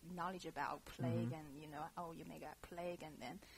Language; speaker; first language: English; non-native, fluent; Chinese